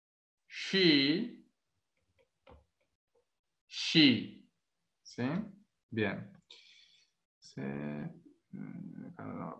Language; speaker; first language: Spanish; non-native, fluent; Korean